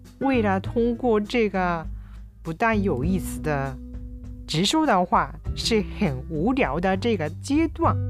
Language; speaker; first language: Chinese; non-native, fluent; Japanese